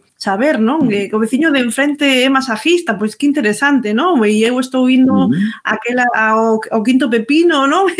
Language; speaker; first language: Galician; non-native, local second language; Spanish